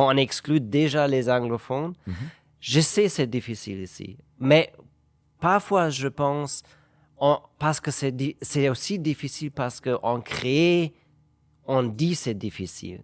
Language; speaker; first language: French; non-native, fluent; German